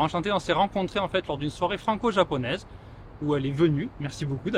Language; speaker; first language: French; native; French